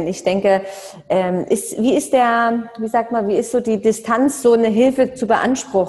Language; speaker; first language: German; native; German